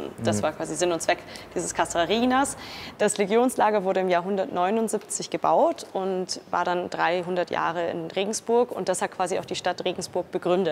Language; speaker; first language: German; native; German